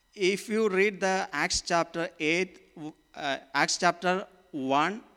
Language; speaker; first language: English; non-native, local second language; Malayalam